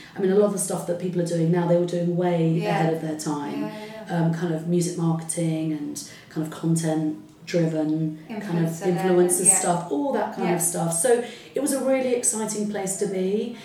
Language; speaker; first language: English; early bilingual, other home language; Arabic